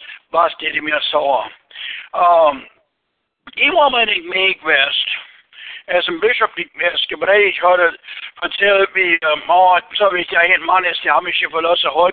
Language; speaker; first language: German; early bilingual, heritage; Pennsylvania German